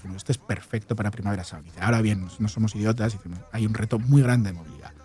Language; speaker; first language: Spanish; native; Spanish